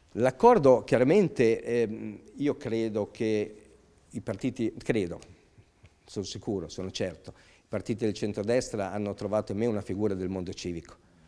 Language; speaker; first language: Italian; native; Italian